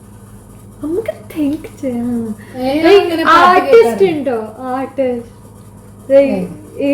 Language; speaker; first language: Malayalam; early bilingual, heritage; Malayalam